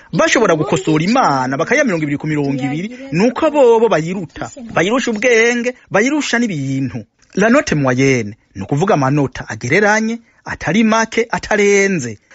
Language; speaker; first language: Rundi; native; Rundi